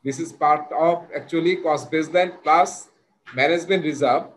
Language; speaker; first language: English; non-native, local second language; Bangla